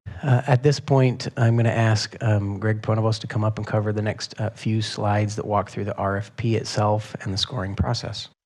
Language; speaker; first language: English; native; English